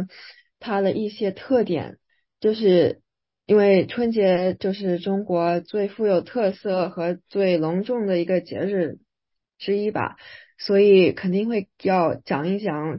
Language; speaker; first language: Chinese; early bilingual, other home language; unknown